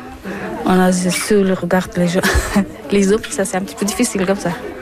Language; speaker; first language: French; non-native, learner; Persian